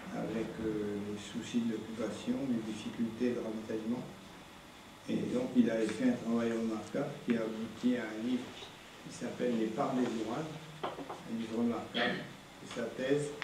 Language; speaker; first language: French; native; French